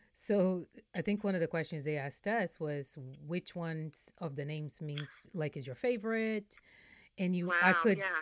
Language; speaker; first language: English; non-native, fluent; Portuguese